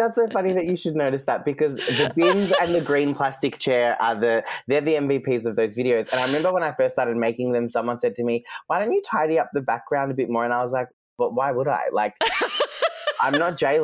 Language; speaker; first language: English; non-native, local second language; Serbian